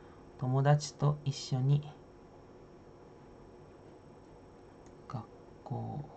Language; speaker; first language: Japanese; non-native, fluent; Indonesian